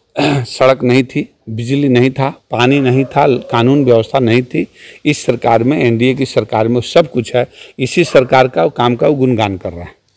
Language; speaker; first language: Hindi; native; Hindi